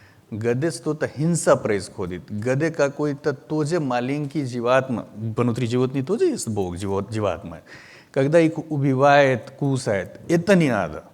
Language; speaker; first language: Russian; non-native, learner; Hindi